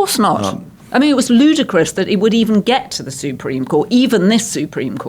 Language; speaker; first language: English; native; English